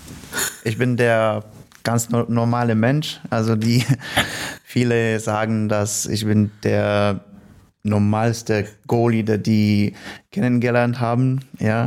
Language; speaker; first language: German; non-native, learner; Polish